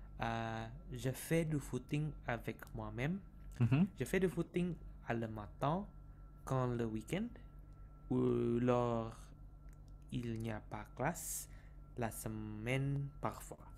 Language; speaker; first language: French; non-native, learner; Indonesian